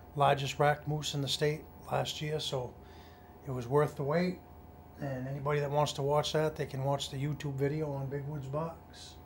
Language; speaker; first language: English; native; English